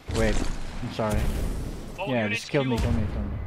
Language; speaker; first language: English; non-native, local second language; Filipino